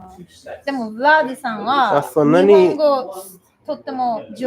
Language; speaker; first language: Japanese; non-native, fluent; Chinese